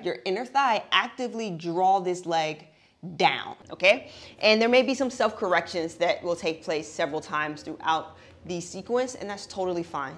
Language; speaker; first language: English; native; English